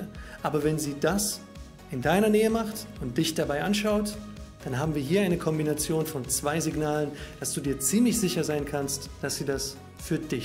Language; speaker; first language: German; native; German